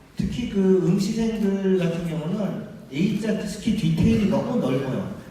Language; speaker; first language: Korean; native; Korean